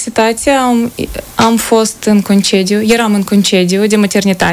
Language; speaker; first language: Romanian; non-native, fluent; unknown